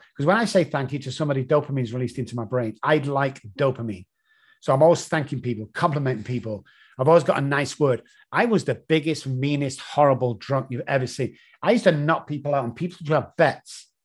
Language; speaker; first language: English; native; English